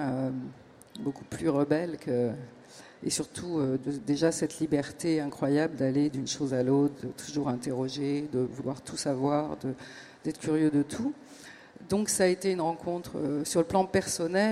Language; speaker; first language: French; native; French